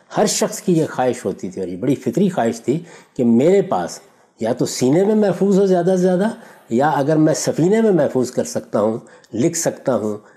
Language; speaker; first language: Urdu; non-native, local second language; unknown